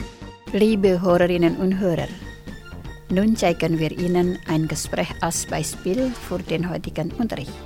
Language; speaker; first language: German; non-native, fluent; Indonesian